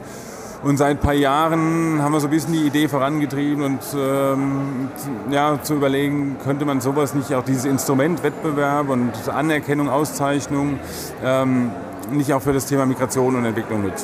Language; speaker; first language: German; native; German